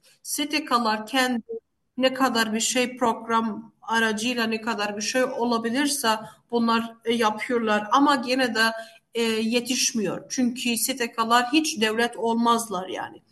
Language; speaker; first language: Turkish; non-native, fluent; Arabic